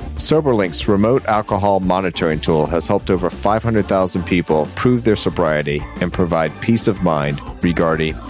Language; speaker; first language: English; native; English